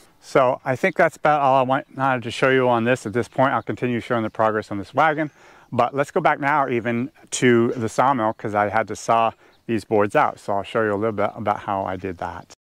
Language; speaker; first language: English; native; English